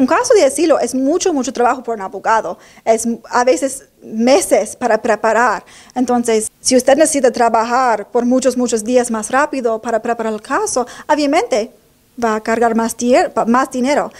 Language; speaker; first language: Spanish; non-native, learner; English